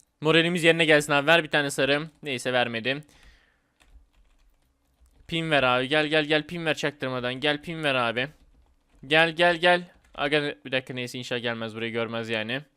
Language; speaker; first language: Turkish; native; Turkish